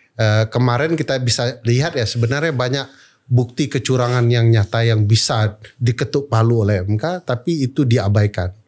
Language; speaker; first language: Indonesian; non-native, local second language; Minangkabau